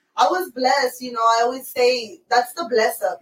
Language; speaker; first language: English; early bilingual, other home language; Spanish